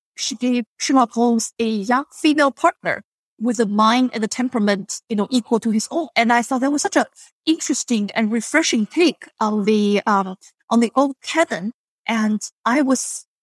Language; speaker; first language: English; non-native, fluent; Chinese